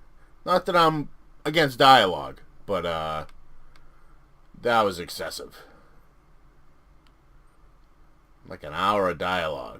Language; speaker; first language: English; native; English